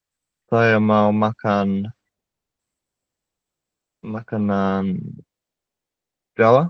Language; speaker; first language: Indonesian; non-native, learner; English